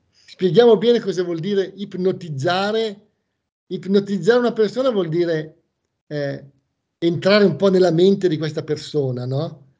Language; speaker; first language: Italian; native; Italian